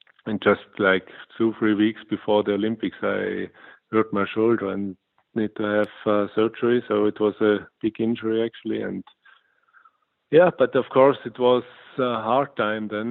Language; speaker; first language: English; non-native, fluent; German